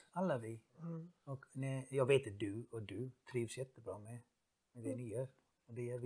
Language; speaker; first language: Swedish; non-native, fluent; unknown